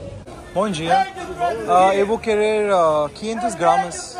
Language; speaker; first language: Portuguese; non-native, learner; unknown